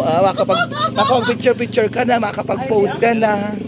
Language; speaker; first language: Filipino; native; Filipino